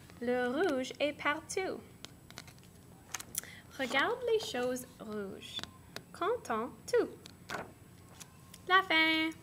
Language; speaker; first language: French; non-native, learner; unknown